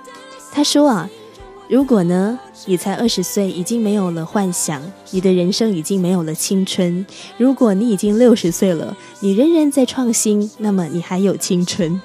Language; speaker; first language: Chinese; native; Chinese